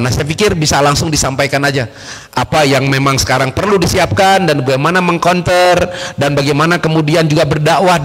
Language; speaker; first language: Indonesian; native; Indonesian